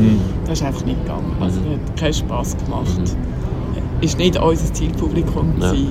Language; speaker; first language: German; native; German